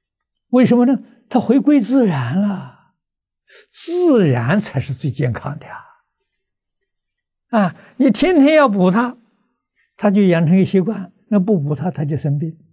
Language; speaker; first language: Chinese; native; Chinese